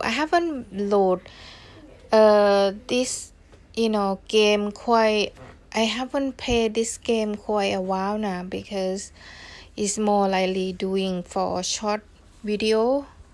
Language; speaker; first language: English; non-native, learner; Thai